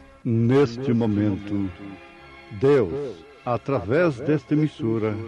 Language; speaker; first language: Portuguese; native; Portuguese